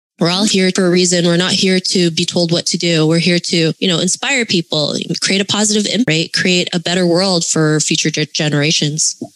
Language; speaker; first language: English; early bilingual, other home language; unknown